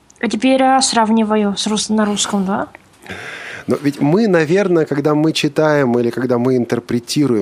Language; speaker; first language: Russian; non-native, learner; Czech